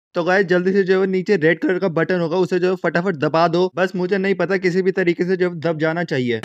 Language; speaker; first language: Hindi; native; Hindi